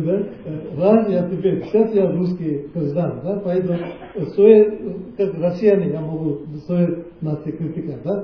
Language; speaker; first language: Russian; non-native, learner; Tibetan